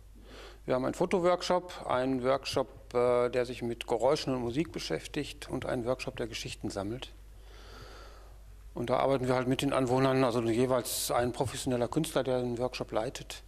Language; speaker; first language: German; native; German